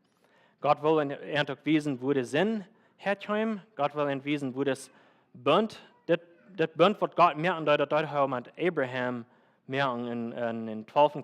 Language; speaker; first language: German; non-native, learner; Plautdietsch